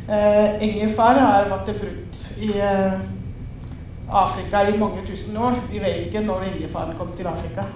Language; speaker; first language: Norwegian; non-native, fluent; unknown